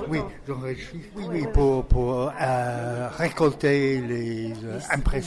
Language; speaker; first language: French; non-native, learner; English